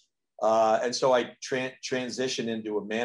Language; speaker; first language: English; native; English